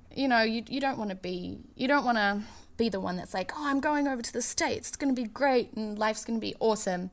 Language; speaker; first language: English; native; English